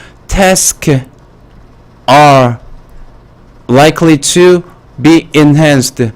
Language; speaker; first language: English; non-native, fluent; Korean